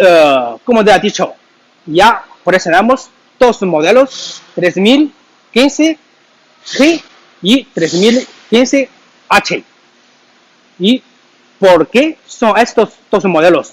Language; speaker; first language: Spanish; non-native, learner; Chinese